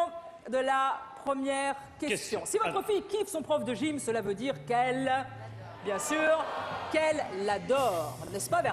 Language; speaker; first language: French; native; French